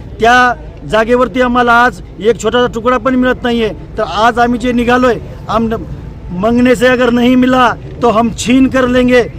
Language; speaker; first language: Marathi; non-native, local second language; Lambadi